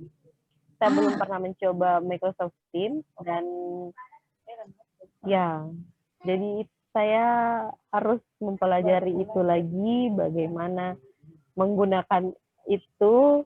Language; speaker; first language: Indonesian; native; Indonesian